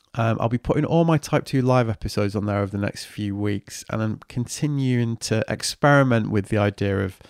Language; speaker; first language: English; native; English